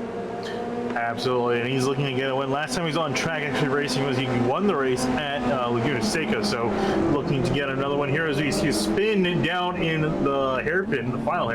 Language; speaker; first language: English; native; English